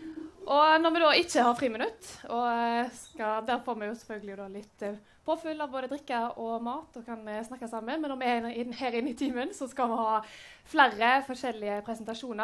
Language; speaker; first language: Norwegian; native; Norwegian